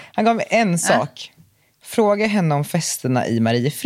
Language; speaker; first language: Swedish; native; Swedish